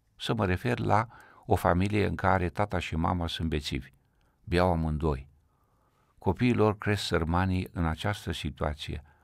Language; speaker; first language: Romanian; native; Romanian